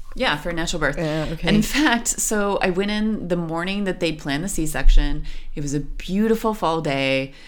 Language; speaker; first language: English; native; English